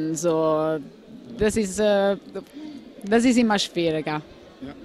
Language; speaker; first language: German; non-native, fluent; Italian